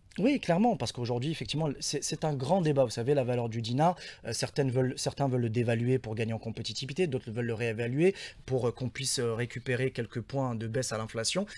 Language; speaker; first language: French; non-native, local second language; Arabic